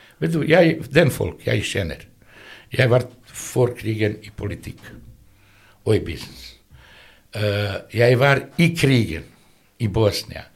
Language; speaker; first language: Norwegian; non-native, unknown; Bosnian